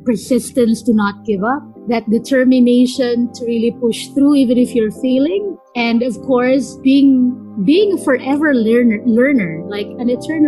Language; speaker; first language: English; non-native, local second language; Filipino